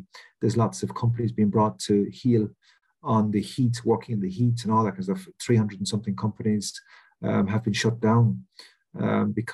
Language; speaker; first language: English; native; English